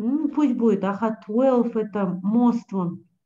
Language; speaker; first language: Russian; native; Russian